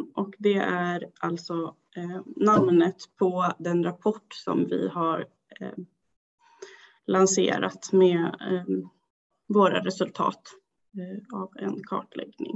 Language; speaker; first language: Swedish; native; Swedish